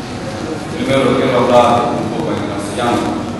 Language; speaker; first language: Spanish; non-native, fluent; Urdu